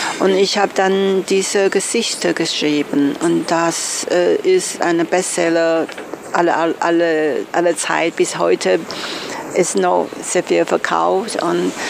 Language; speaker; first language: German; non-native, learner; Chinese